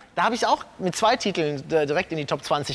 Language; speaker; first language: German; native; German